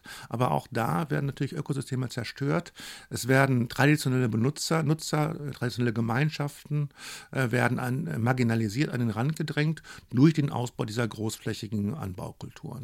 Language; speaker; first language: German; native; German